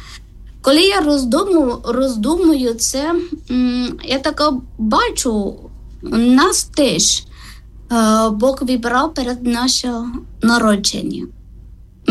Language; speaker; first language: Ukrainian; non-native, learner; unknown